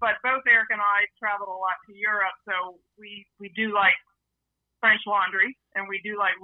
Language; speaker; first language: English; native; English